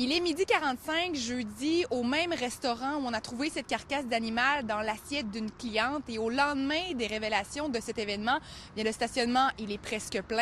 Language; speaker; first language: French; native; French